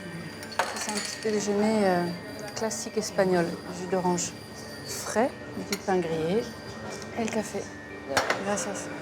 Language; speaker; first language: French; native; French